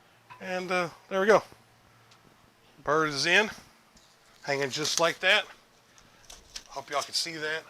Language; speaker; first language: English; native; English